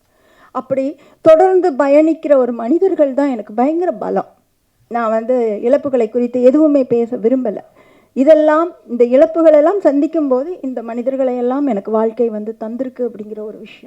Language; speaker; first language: Tamil; native; Tamil